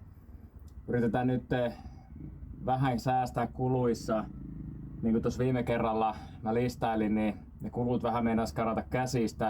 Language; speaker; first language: Finnish; native; Finnish